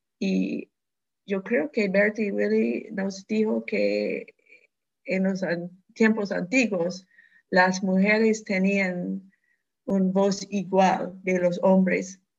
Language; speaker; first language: Spanish; non-native, fluent; English